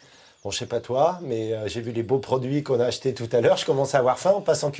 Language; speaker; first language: French; native; French